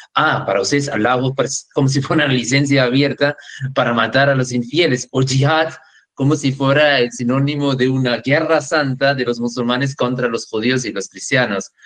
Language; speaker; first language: Spanish; non-native, fluent; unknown